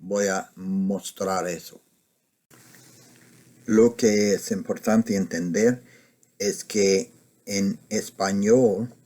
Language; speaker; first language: Spanish; non-native, fluent; English